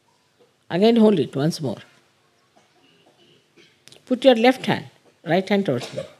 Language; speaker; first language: English; non-native, local second language; Marathi